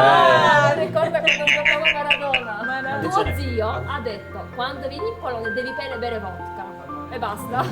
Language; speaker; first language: Italian; non-native, learner; Polish